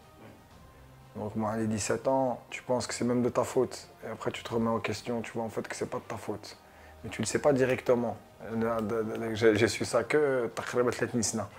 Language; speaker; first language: French; early bilingual, other home language; Arabic